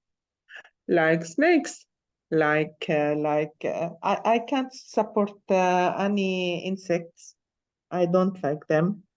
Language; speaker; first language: English; non-native, learner; Arabic